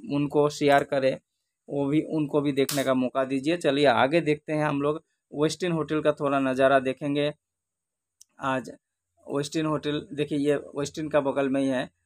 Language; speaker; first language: Hindi; non-native, local second language; Bangla